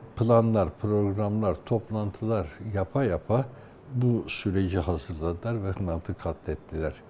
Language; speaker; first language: Turkish; native; Turkish